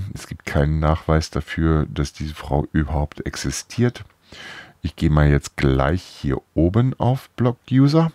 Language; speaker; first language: German; native; German